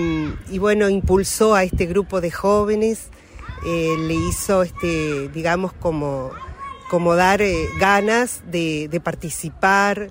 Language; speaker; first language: Spanish; native; Spanish